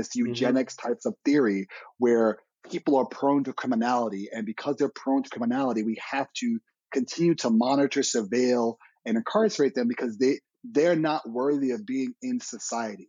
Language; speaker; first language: English; native; English